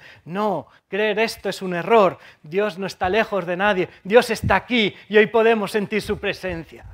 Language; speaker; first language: Spanish; native; Spanish